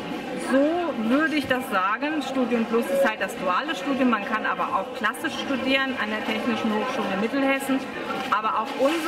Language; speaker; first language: German; native; German